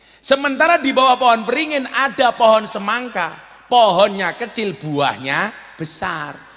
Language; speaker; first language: Indonesian; native; Indonesian